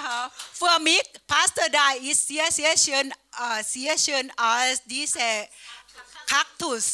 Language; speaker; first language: German; non-native, learner; Thai